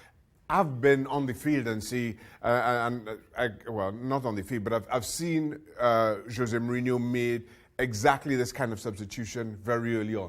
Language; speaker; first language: English; native; English